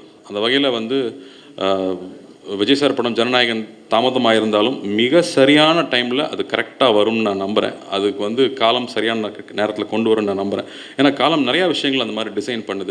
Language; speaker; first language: Tamil; native; Tamil